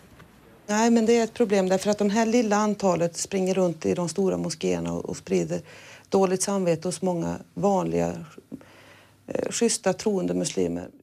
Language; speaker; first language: Swedish; native; Swedish